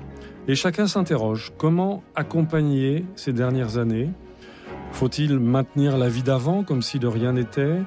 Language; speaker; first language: French; native; French